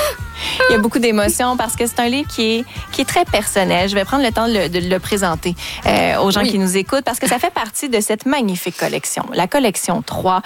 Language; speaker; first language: French; native; French